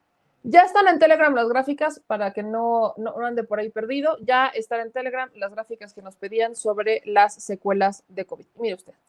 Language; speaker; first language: Spanish; native; Spanish